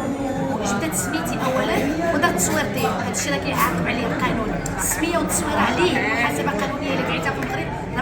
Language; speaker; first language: Arabic; native; Arabic